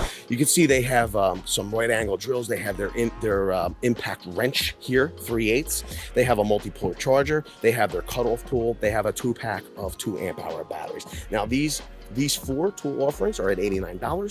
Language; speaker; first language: English; native; English